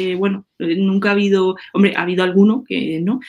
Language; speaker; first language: Spanish; native; Spanish